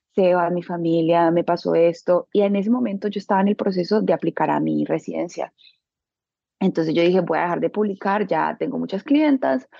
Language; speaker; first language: Spanish; native; Spanish